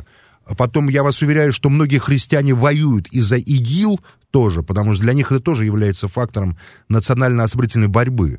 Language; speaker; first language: Russian; native; Russian